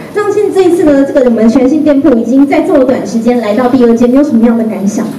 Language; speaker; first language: Chinese; native; Chinese